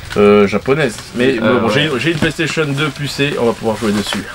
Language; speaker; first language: French; native; French